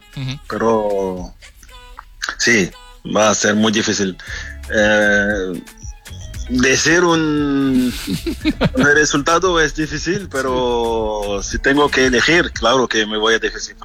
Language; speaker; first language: Spanish; non-native, fluent; French